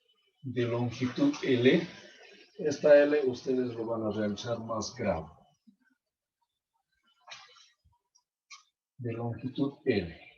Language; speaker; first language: Spanish; native; Spanish